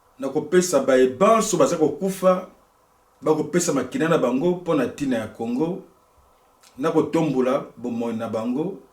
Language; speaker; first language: Lingala; native; Lingala